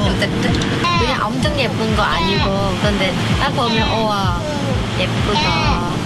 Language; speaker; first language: Korean; non-native, learner; Vietnamese